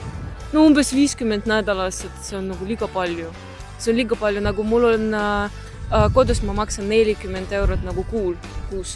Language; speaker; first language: Estonian; non-native, learner; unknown